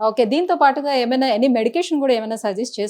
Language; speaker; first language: Telugu; native; Telugu